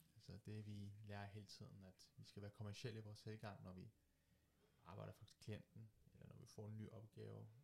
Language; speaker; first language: Danish; early bilingual, other home language; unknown